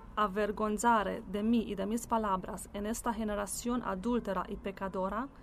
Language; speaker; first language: Spanish; non-native, learner; Italian